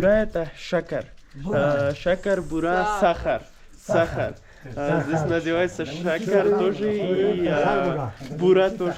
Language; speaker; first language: Russian; non-native, learner; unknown